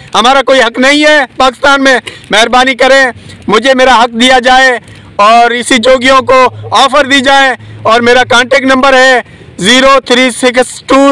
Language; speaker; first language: Urdu; non-native, local second language; Sindhi